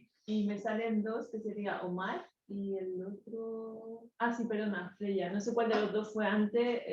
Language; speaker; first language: Spanish; native; Spanish